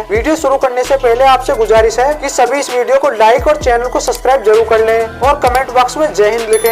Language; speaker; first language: Hindi; native; Hindi